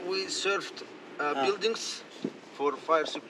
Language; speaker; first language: English; non-native, learner; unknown